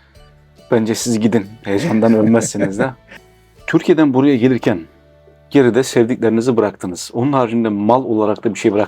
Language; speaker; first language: Turkish; native; Turkish